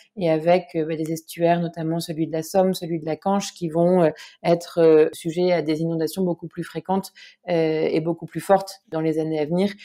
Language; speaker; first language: French; native; French